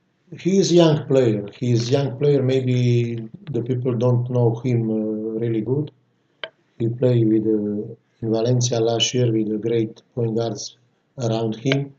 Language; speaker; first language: English; non-native, fluent; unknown